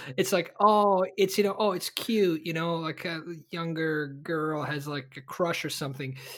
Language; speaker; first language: English; early bilingual, other home language; Bosnian